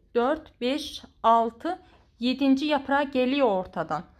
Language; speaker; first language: Turkish; non-native, fluent; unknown